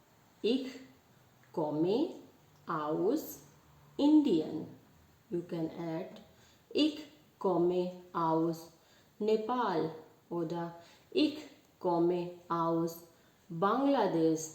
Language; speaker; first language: German; non-native, learner; Hindi